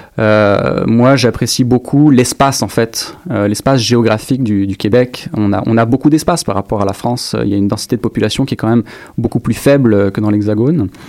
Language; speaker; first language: French; native; French